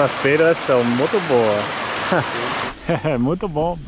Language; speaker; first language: Portuguese; non-native, learner; French